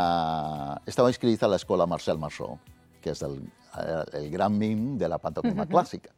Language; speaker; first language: Catalan; non-native, fluent; Spanish